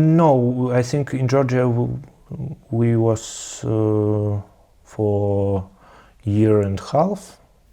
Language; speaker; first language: English; non-native, learner; Russian